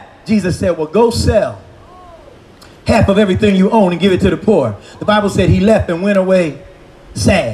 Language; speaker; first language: English; native; English